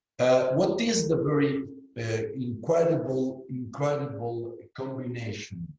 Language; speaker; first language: English; non-native, learner; Italian